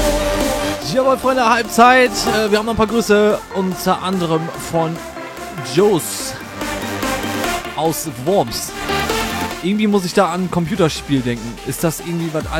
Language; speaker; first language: German; native; German